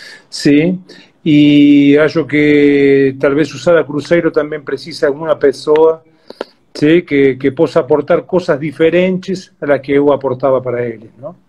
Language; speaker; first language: Portuguese; non-native, fluent; Spanish